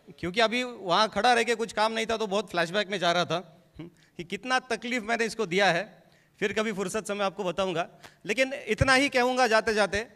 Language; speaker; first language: Hindi; non-native, local second language; Marathi